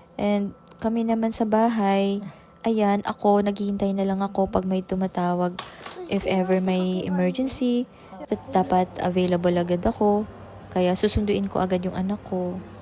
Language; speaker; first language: Filipino; native; Filipino